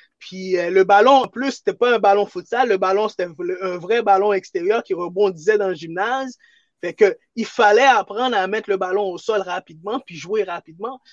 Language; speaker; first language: French; early bilingual, other home language; Haitian Creole